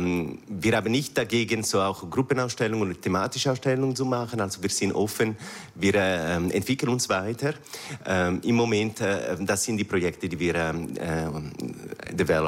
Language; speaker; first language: German; non-native, fluent; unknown